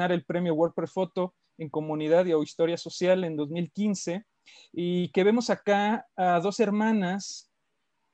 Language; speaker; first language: Spanish; native; Spanish